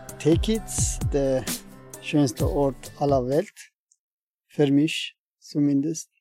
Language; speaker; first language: German; non-native, learner; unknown